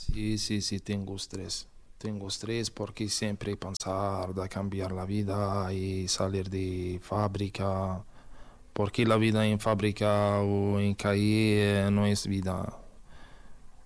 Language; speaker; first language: Spanish; non-native, learner; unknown